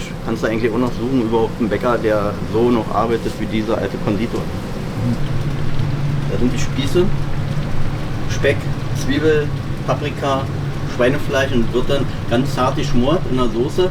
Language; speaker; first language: German; native; German